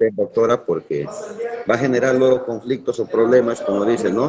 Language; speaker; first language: Spanish; native; Spanish